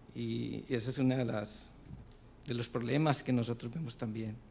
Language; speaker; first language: Spanish; native; Spanish